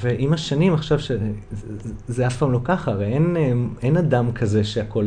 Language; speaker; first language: Hebrew; native; Hebrew